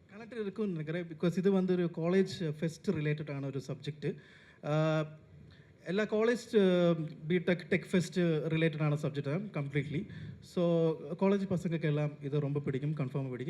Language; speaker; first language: Tamil; non-native, fluent; Malayalam